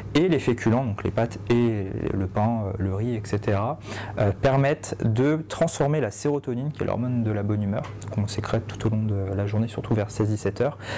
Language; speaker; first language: French; native; French